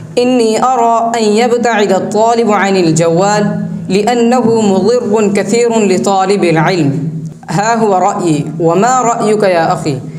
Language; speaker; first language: Arabic; non-native, learner; Urdu